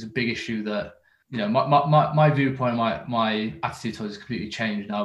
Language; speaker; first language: English; native; English